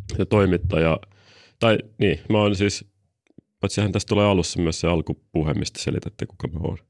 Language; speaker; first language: Finnish; native; Finnish